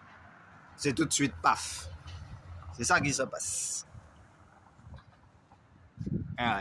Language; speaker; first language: French; native; French